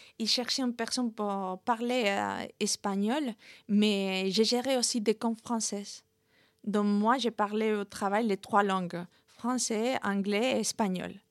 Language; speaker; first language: French; non-native, fluent; Spanish